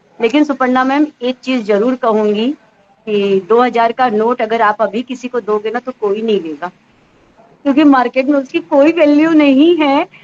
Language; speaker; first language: Hindi; native; Hindi